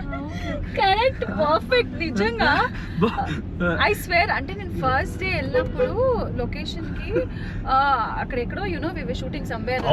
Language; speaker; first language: Telugu; native; Telugu